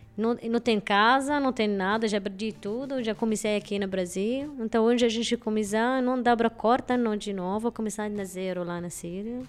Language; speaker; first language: Portuguese; non-native, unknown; Arabic